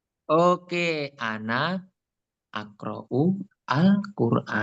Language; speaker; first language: Arabic; non-native, learner; Indonesian